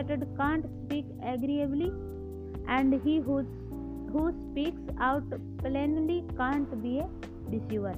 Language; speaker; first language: English; non-native, local second language; Hindi